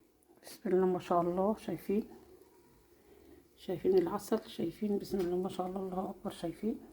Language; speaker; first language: Arabic; native; Arabic